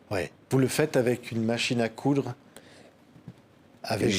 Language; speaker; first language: French; native; French